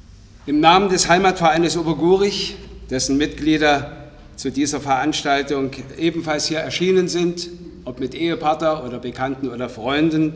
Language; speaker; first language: German; native; German